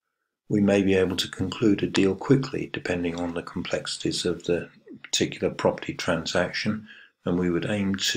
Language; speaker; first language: English; native; English